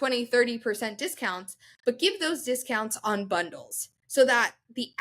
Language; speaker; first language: English; native; English